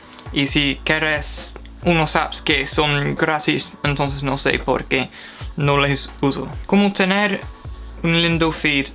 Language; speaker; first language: Spanish; non-native, fluent; English